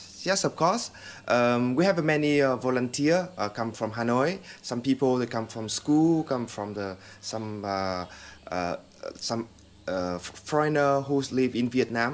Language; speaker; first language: English; non-native, fluent; Vietnamese